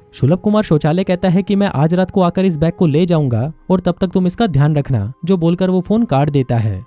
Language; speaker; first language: Hindi; native; Hindi